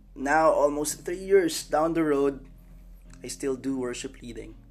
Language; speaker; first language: English; non-native, local second language; Filipino